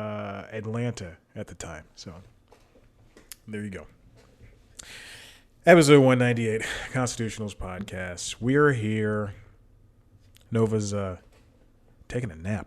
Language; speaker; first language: English; native; English